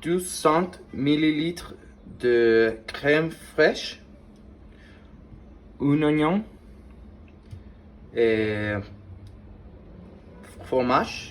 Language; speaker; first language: French; non-native, learner; Spanish